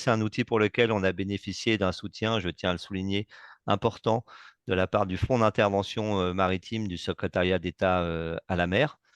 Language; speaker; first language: French; native; French